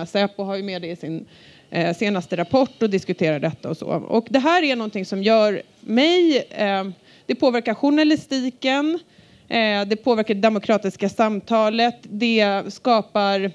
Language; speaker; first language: Swedish; native; Swedish